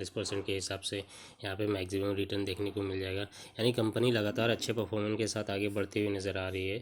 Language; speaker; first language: Hindi; native; Hindi